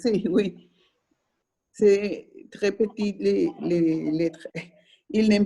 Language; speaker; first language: French; non-native, learner; Spanish